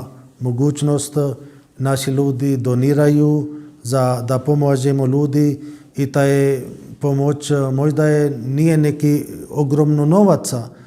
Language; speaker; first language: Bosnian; non-native, learner; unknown